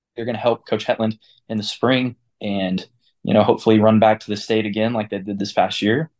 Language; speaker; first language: English; native; English